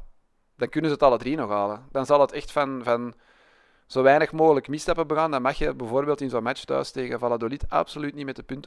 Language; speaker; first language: Dutch; native; Dutch